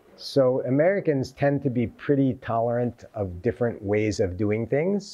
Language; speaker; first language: English; native; English